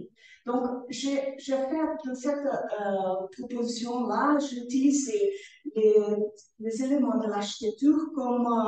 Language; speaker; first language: French; non-native, learner; Portuguese